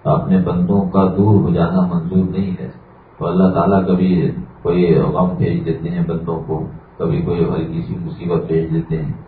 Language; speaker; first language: Urdu; native; Urdu